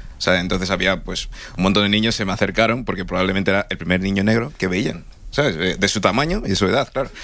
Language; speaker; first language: Spanish; early bilingual, other home language; English